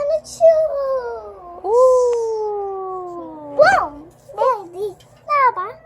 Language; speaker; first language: Turkish; non-native, learner; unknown